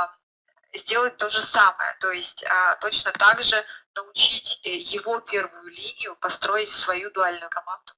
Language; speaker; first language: Russian; native; Russian